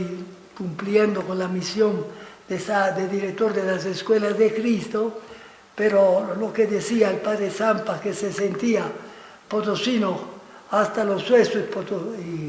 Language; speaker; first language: Spanish; non-native, fluent; Italian